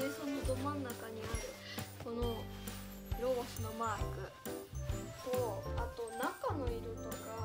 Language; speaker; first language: Japanese; native; Japanese